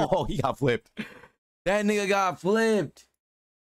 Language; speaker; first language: English; native; English